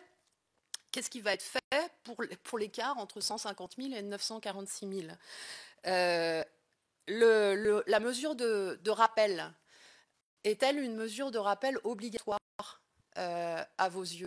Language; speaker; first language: French; native; French